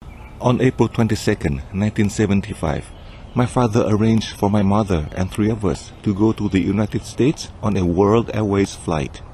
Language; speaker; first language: English; non-native, fluent; Vietnamese